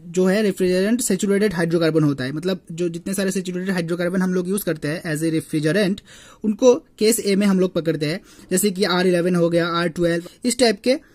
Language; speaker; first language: Hindi; native; Hindi